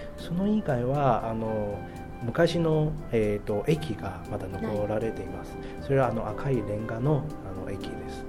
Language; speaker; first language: Japanese; non-native, fluent; Chinese